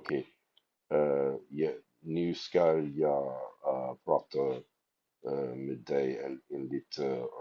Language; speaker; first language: Swedish; non-native, learner; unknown